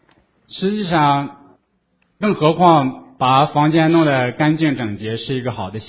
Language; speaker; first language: Chinese; native; Chinese